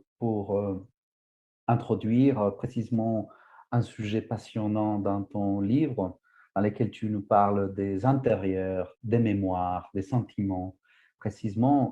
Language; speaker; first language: French; non-native, fluent; Spanish